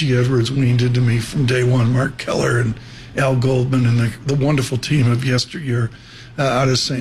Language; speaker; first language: English; native; English